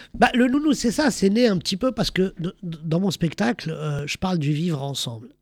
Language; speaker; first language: French; early bilingual, other home language; Arabic